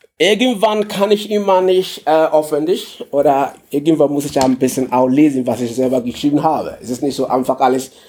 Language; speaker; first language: German; non-native, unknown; English